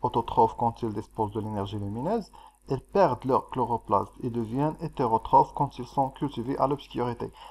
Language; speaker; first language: French; non-native, local second language; Arabic